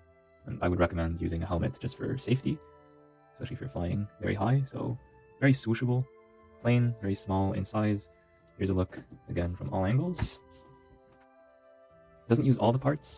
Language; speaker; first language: English; native; English